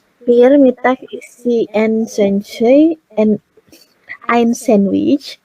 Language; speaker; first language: German; non-native, learner; Indonesian